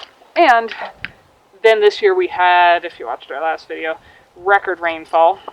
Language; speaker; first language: English; native; English